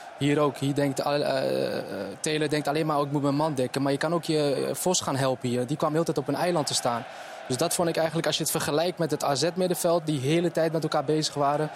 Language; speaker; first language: Dutch; early bilingual, other home language; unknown